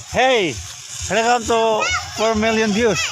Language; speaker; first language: English; non-native, local second language; Cebuano